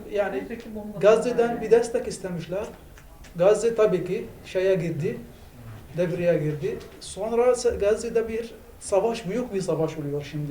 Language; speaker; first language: Turkish; non-native, fluent; Arabic